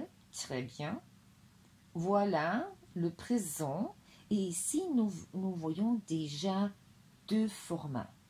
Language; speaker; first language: French; non-native, fluent; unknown